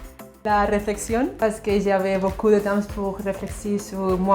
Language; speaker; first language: French; non-native, fluent; Spanish